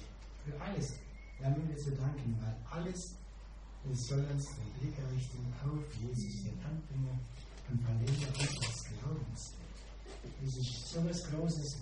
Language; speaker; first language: German; non-native, fluent; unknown